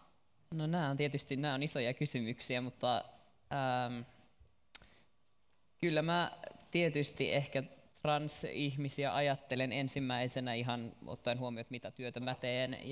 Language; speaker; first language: Finnish; native; Finnish